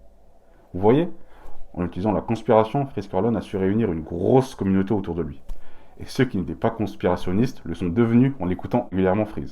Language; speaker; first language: French; native; French